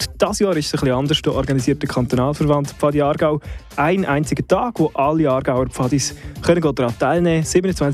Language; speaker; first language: German; native; German